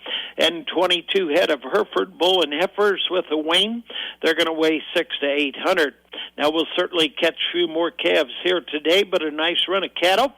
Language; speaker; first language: English; native; English